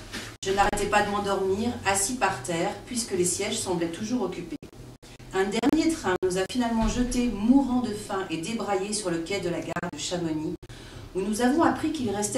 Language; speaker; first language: French; native; French